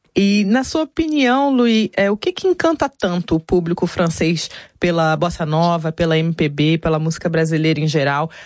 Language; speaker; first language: Portuguese; native; Portuguese